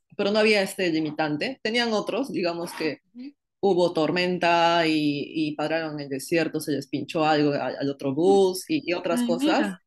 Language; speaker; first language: Spanish; native; Spanish